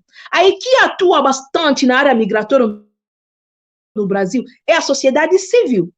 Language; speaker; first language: Portuguese; non-native, fluent; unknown